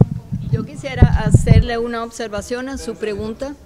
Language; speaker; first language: Spanish; native; Spanish